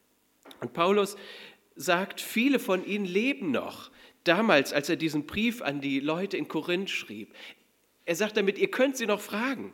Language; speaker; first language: German; native; German